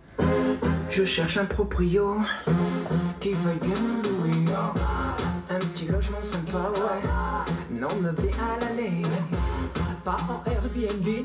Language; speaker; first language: French; native; French